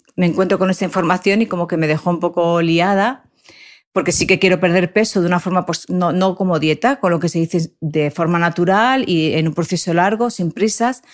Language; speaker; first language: Spanish; native; Spanish